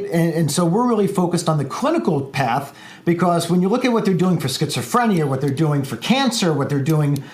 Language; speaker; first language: English; native; English